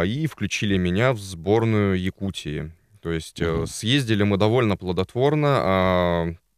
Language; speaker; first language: Russian; native; Russian